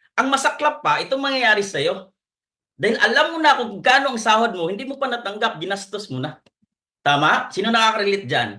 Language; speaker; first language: Filipino; non-native, local second language; Cebuano